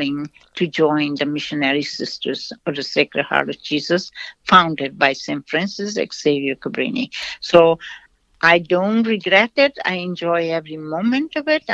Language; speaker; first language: English; non-native, fluent; Portuguese